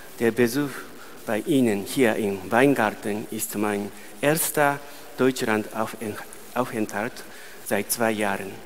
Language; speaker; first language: German; non-native, fluent; Japanese